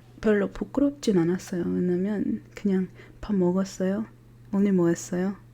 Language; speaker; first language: Korean; non-native, fluent; English